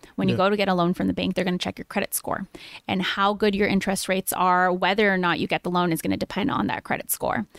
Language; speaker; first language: English; early bilingual, other home language; Spanish